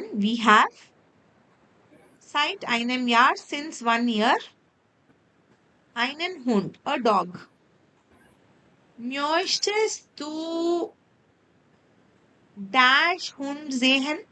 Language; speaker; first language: German; non-native, learner; Tamil